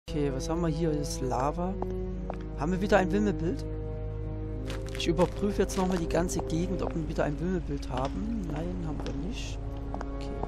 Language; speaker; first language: German; native; German